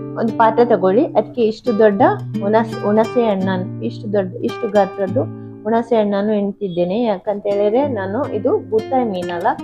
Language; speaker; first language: Kannada; non-native, local second language; Tulu